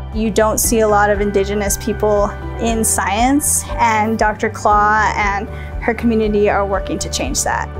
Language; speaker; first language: English; native; English